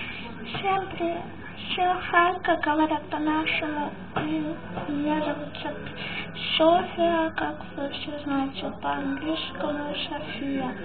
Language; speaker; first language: Russian; early bilingual, heritage; Russian